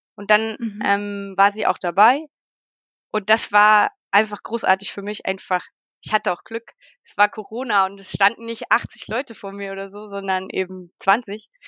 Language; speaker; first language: German; native; German